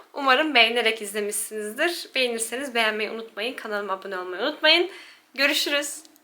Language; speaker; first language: Turkish; native; Turkish